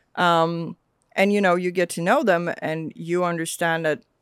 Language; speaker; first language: English; early bilingual, other home language; Swedish